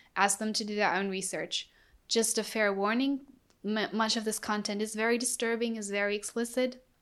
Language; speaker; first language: English; non-native, fluent; German